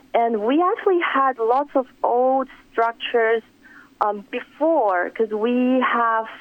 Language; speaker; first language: English; non-native, fluent; Chinese